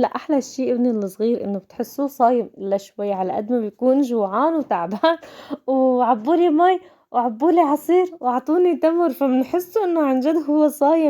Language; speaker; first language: Arabic; native; Arabic